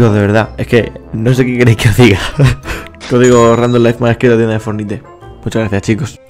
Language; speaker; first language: Spanish; native; Spanish